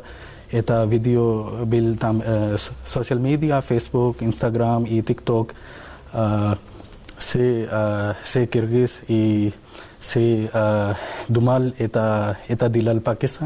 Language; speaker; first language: Russian; non-native, learner; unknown